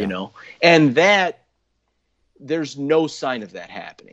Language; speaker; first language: English; native; English